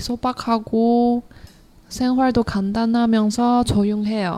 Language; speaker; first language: Korean; non-native, learner; Chinese